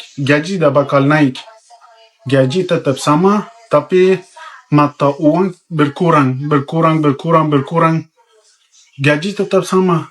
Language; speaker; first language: Indonesian; non-native, fluent; Persian